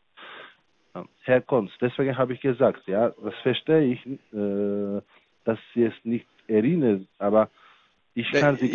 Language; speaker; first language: German; non-native, fluent; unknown